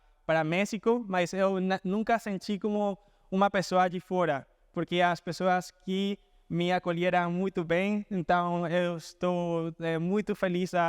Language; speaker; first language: Portuguese; non-native, fluent; Spanish